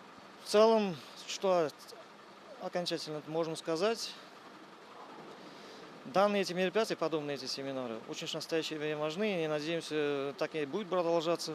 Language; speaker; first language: Russian; non-native, local second language; Uzbek